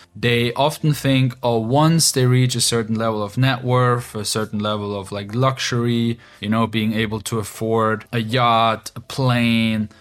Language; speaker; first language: English; non-native, fluent; German